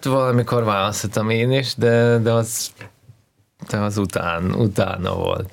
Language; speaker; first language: Hungarian; non-native, learner; Russian